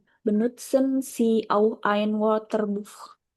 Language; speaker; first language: German; non-native, learner; Indonesian